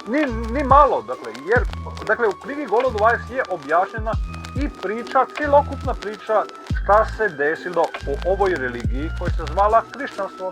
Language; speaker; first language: Croatian; native; Croatian